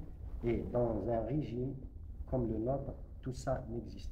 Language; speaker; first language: French; non-native, local second language; Kabyle